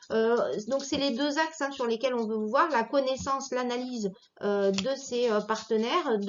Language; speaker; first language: French; native; French